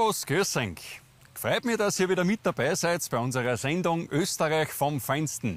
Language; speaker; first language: German; native; German